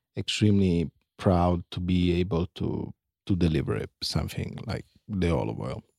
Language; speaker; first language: English; non-native, fluent; Italian